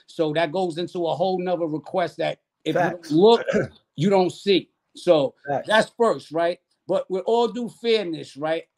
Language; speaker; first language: English; native; English